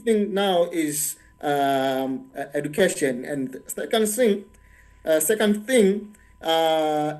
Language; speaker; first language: English; non-native, local second language; Swahili